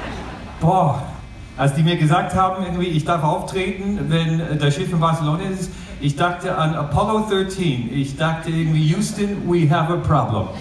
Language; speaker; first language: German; non-native, fluent; English